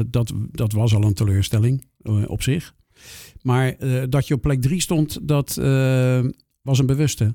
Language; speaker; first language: Dutch; native; Dutch